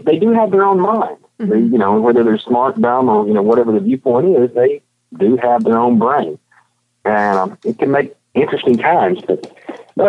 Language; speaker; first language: English; native; English